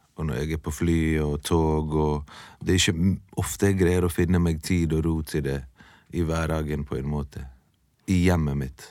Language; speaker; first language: Norwegian; early bilingual, other home language; Bosnian